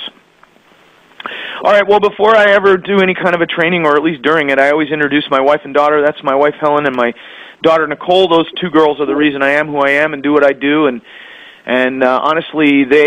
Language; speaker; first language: English; native; English